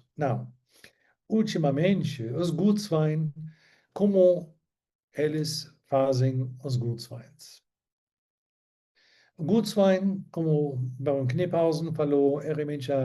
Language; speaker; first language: Portuguese; non-native, fluent; German